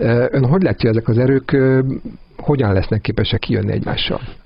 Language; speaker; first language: Hungarian; native; Hungarian